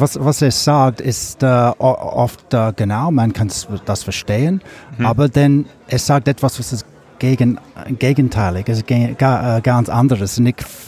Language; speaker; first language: German; non-native, learner; English